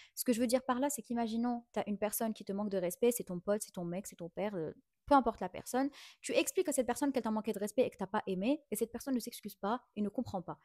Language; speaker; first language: French; non-native, local second language; Arabic